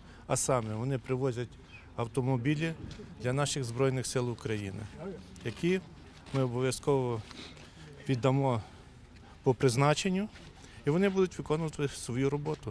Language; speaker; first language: Ukrainian; native; Ukrainian